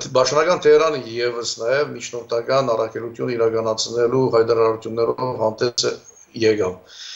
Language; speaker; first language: Armenian; early bilingual, heritage; Armenian